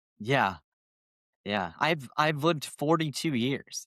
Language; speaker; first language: English; native; English